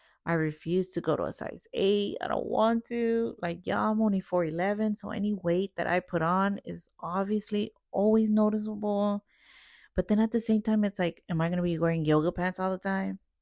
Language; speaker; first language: English; early bilingual, other home language; Spanish